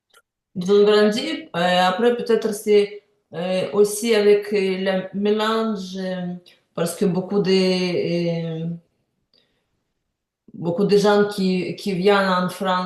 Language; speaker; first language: French; non-native, learner; Ukrainian